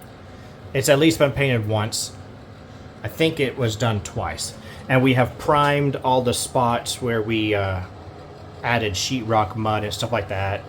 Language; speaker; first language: English; native; English